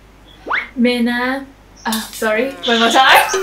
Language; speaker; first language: English; non-native, fluent; Thai